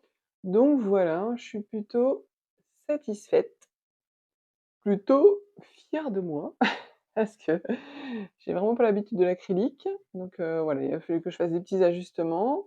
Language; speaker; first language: French; native; French